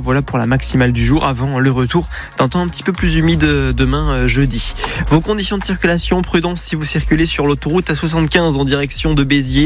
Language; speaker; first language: French; native; French